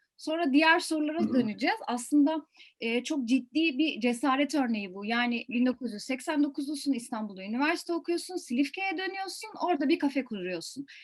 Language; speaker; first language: Turkish; native; Turkish